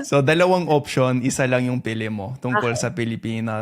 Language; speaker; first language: Filipino; non-native, fluent; English